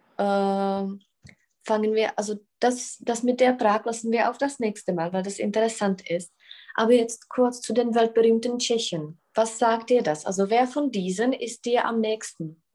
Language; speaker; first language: German; non-native, fluent; Czech